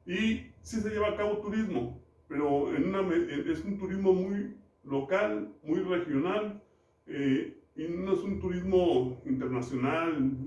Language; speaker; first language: Spanish; native; Spanish